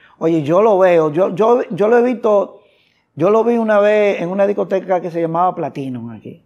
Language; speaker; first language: Spanish; native; Spanish